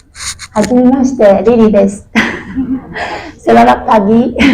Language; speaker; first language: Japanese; non-native, fluent; Chinese